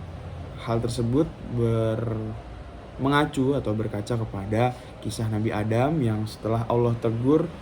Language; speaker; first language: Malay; non-native, local second language; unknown